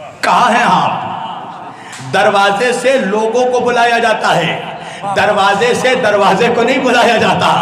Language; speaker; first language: Urdu; native; Urdu